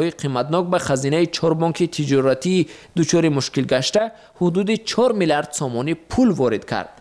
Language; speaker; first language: Persian; native; Persian